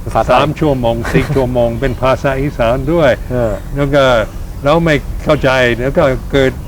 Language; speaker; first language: Thai; non-native, fluent; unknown